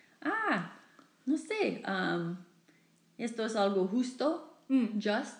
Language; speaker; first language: Spanish; non-native, fluent; English